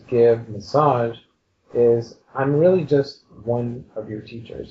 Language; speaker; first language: English; native; English